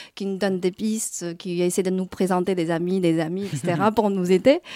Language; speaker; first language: French; non-native, fluent; Chinese